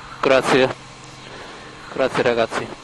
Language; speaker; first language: Italian; non-native, learner; German